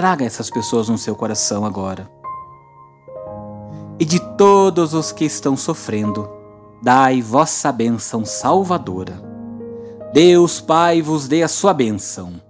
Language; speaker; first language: Portuguese; native; Portuguese